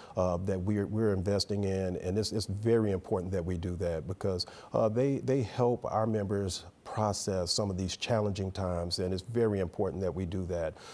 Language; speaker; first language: English; native; English